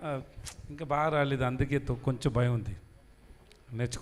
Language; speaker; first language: Telugu; non-native, learner; Tamil